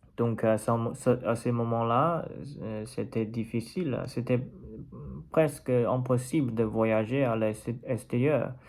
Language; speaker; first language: French; non-native, learner; Chinese